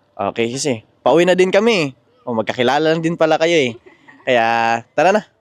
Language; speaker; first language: Filipino; non-native, local second language; Cebuano